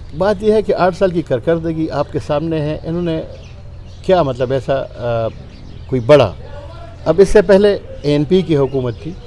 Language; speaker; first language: Urdu; non-native, local second language; Pashto